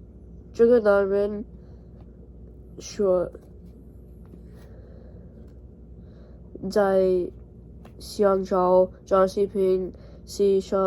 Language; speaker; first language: Chinese; non-native, learner; English